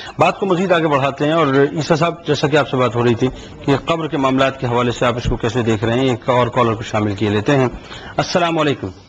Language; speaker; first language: Urdu; native; Urdu